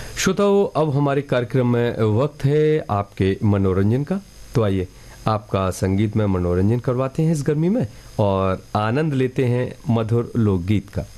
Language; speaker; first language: Hindi; native; Hindi